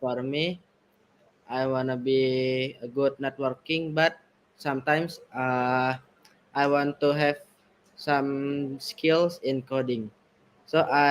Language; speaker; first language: English; non-native, learner; Indonesian